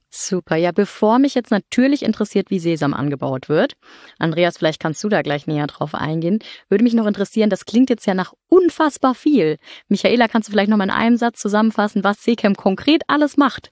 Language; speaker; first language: German; native; German